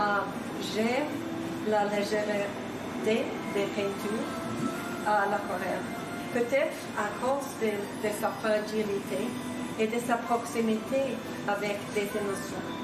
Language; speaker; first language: French; non-native, fluent; Swedish